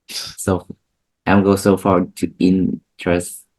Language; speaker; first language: English; non-native, learner; Vietnamese